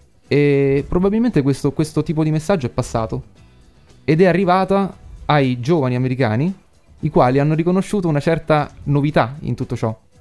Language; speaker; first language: Italian; native; Italian